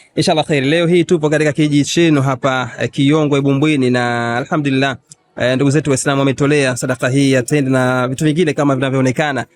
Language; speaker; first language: Swahili; native; Swahili